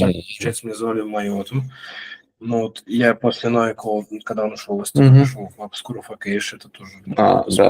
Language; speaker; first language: Russian; native; Russian